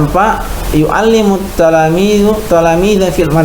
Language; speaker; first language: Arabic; non-native, fluent; Indonesian